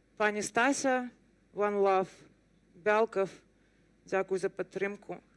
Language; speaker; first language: Belarusian; non-native, local second language; Russian